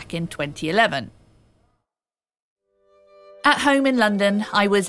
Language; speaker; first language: English; native; English